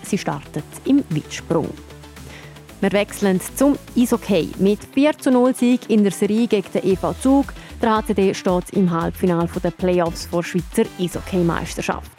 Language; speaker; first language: German; native; German